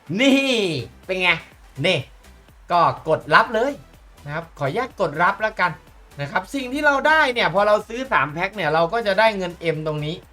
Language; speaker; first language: Thai; native; Thai